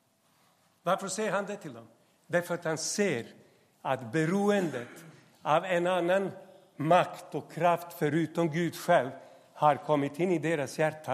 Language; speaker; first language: Swedish; non-native, fluent; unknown